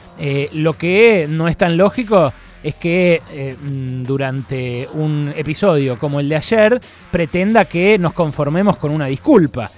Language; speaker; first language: Spanish; native; Spanish